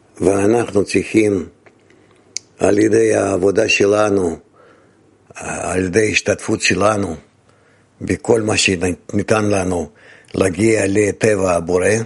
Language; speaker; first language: Hebrew; non-native, fluent; Russian